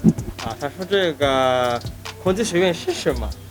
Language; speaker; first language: Chinese; non-native, fluent; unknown